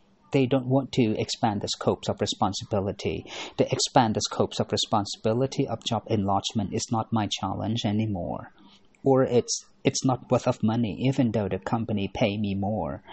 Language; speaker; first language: English; non-native, fluent; Thai